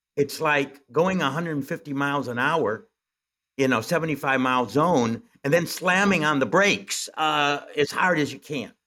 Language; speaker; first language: English; native; English